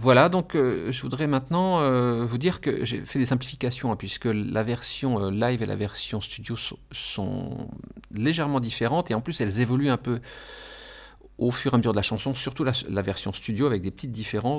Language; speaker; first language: French; native; French